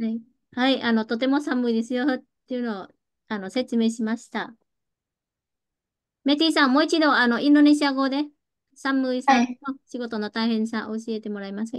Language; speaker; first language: Japanese; non-native, fluent; Vietnamese